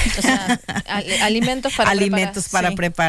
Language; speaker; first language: Spanish; native; Spanish